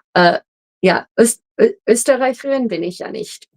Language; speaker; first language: German; non-native, fluent; English